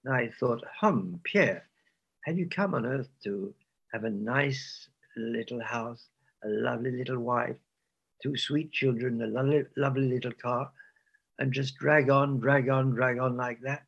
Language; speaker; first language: English; native; English